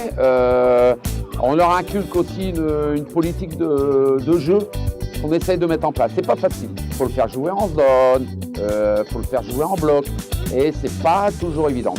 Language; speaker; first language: French; native; French